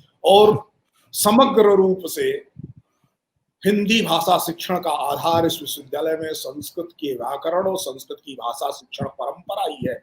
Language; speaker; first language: Hindi; native; Hindi